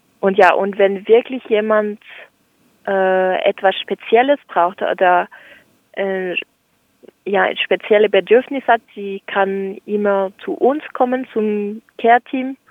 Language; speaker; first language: German; non-native, local second language; French